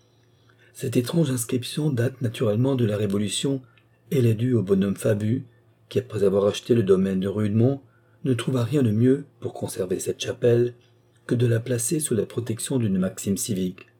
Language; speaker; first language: French; native; French